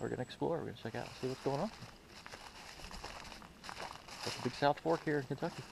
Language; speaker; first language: English; native; English